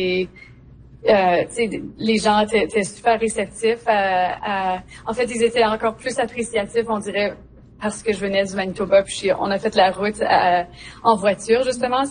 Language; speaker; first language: French; native; French